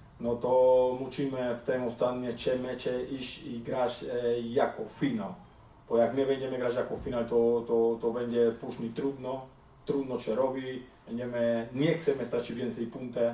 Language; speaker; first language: Polish; non-native, learner; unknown